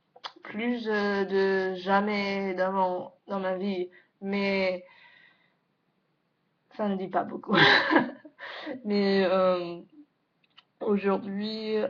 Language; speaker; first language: French; non-native, learner; English